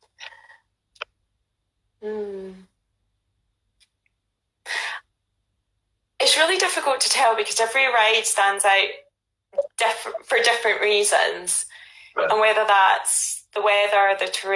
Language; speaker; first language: English; native; English